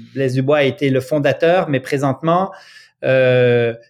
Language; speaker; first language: French; native; French